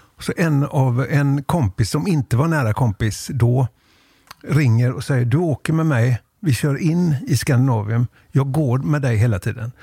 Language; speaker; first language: Swedish; native; Swedish